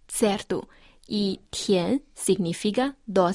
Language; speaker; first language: Portuguese; non-native, fluent; Chinese